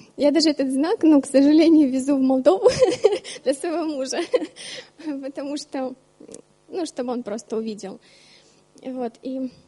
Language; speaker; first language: Russian; native; Russian